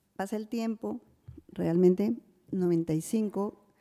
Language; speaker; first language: Spanish; native; Spanish